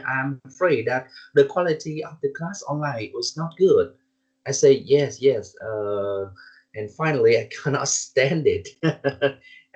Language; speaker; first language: English; non-native, learner; Vietnamese